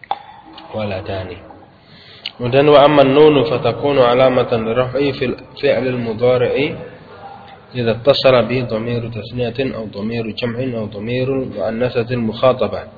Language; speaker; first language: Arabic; non-native, fluent; Indonesian